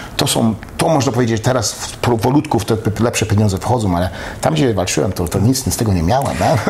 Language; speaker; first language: Polish; early bilingual, heritage; Polish